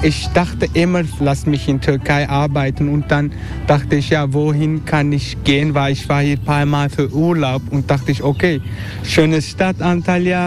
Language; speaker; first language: German; non-native, learner; Turkish